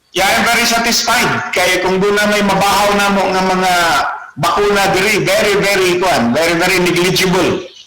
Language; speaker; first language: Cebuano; native; Cebuano